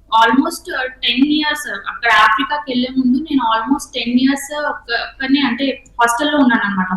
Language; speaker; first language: Telugu; non-native, local second language; Hindi